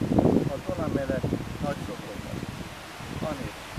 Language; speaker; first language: Hungarian; early bilingual, heritage; Hungarian